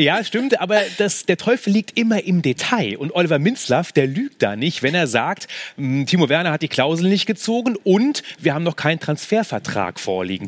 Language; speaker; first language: German; native; German